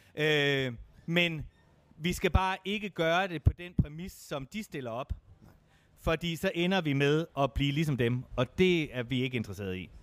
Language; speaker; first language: Danish; native; Danish